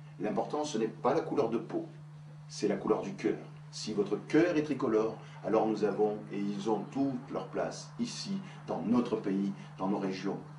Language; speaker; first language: French; native; French